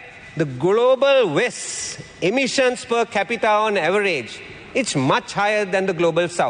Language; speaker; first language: English; non-native, local second language; Sinhala